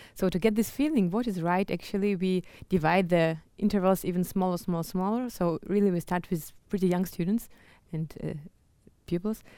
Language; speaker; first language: English; non-native, fluent; Russian